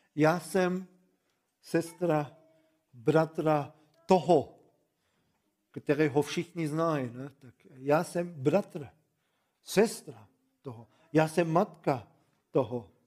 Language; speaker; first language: Czech; non-native, fluent; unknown